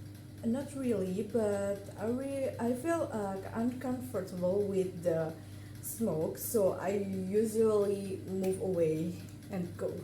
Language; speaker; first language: English; non-native, learner; Indonesian